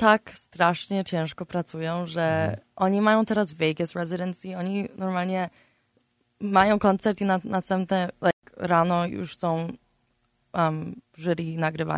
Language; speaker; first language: Polish; early bilingual, heritage; Polish